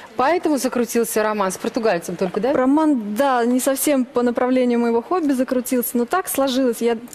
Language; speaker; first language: Russian; native; Russian